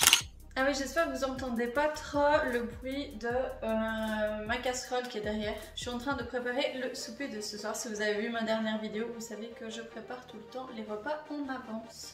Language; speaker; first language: French; native; French